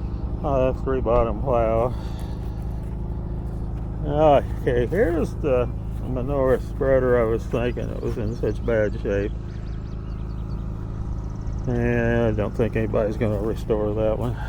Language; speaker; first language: English; native; English